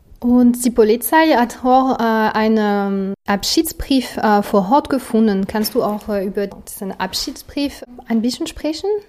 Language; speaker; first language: German; non-native, fluent; French